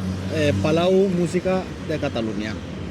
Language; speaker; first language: Spanish; non-native, learner; Turkish